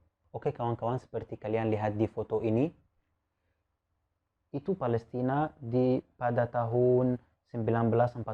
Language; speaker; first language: Indonesian; non-native, fluent; Arabic